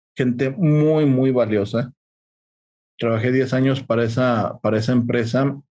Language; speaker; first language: Spanish; native; Spanish